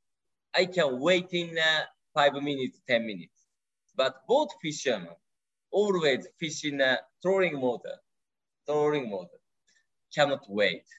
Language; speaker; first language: English; non-native, learner; Japanese